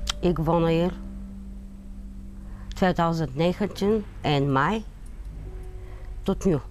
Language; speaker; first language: Dutch; non-native, learner; Bulgarian